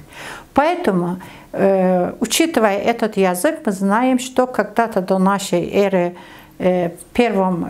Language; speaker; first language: Russian; non-native, learner; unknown